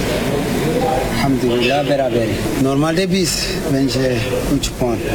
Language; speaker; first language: Turkish; non-native, learner; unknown